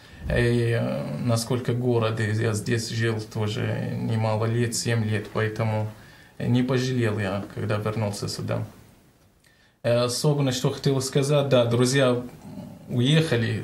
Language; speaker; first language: Russian; non-native, learner; Arabic